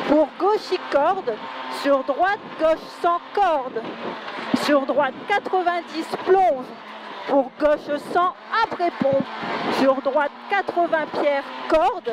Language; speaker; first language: French; native; French